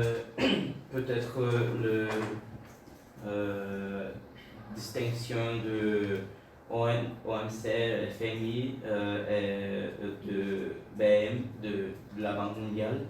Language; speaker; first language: French; non-native, learner; Bulgarian